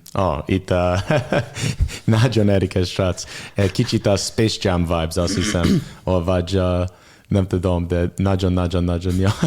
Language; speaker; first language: Hungarian; non-native, learner; English